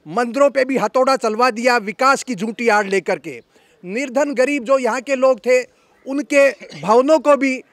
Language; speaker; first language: Hindi; native; Hindi